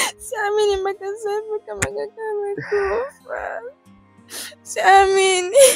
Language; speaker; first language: Swahili; native; Swahili